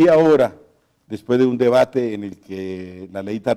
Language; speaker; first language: Spanish; native; Spanish